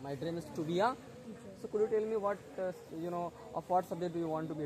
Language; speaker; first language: English; non-native, local second language; Hindi